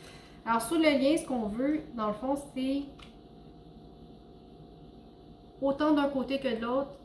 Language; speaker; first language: French; native; French